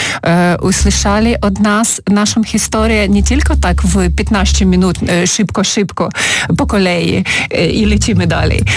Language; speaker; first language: Polish; non-native, fluent; Ukrainian